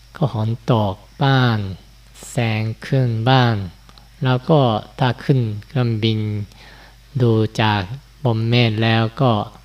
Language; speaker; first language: Thai; non-native, fluent; Japanese